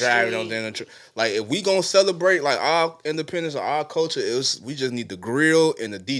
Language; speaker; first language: English; native; English